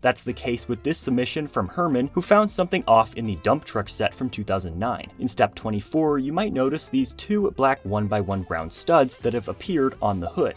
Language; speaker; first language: English; native; English